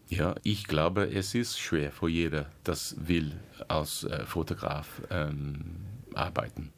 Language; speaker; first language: German; non-native, learner; English